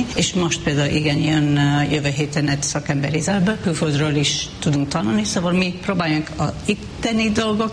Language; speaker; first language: Hungarian; non-native, fluent; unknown